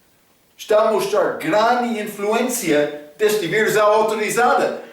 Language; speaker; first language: Portuguese; non-native, fluent; English